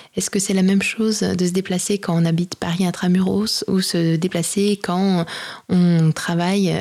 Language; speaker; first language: French; native; French